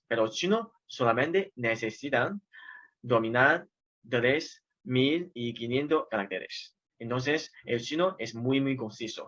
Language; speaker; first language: Spanish; non-native, fluent; Chinese